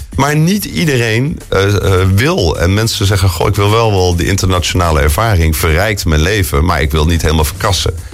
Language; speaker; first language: Dutch; native; Dutch